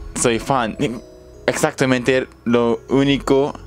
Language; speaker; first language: Spanish; non-native, learner; Japanese